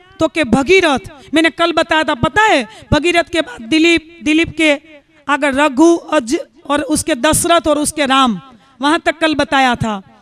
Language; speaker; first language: Hindi; non-native, local second language; Gujarati